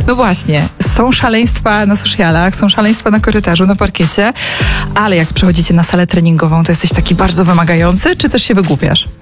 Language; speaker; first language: Polish; native; Polish